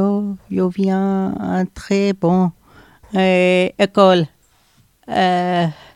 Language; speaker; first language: French; non-native, learner; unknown